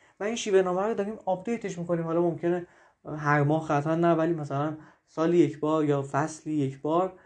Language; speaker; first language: Persian; native; Persian